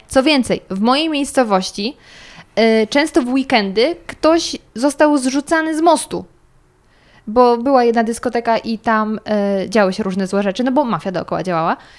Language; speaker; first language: Polish; native; Polish